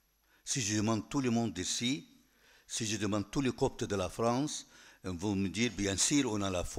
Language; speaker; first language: French; non-native, fluent; Arabic